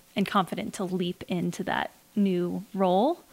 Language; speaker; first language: English; native; English